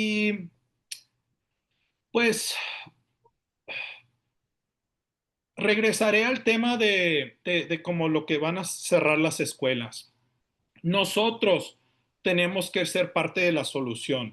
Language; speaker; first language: Spanish; early bilingual, heritage; Spanish